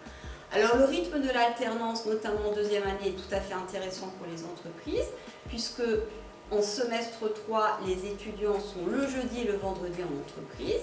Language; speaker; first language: French; native; French